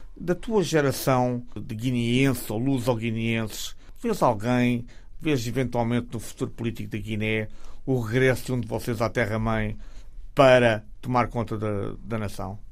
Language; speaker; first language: Portuguese; native; Portuguese